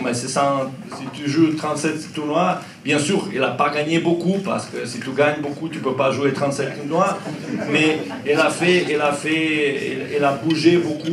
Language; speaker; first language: French; non-native, learner; Croatian